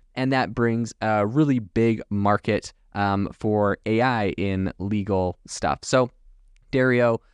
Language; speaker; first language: English; native; English